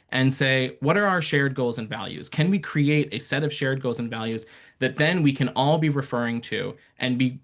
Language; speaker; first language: English; early bilingual, other home language; Persian